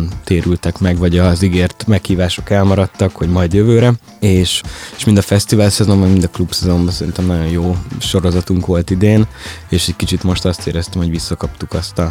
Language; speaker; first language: Hungarian; native; Hungarian